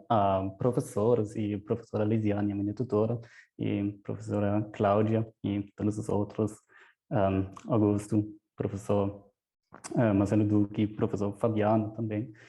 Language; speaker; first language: Portuguese; non-native, fluent; German